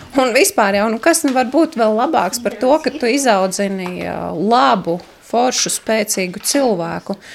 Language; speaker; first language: Latvian; native; Latvian